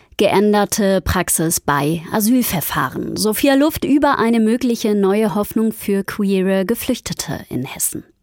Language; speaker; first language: German; native; German